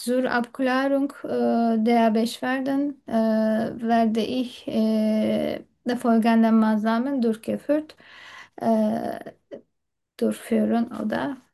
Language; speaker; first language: German; non-native, learner; Turkish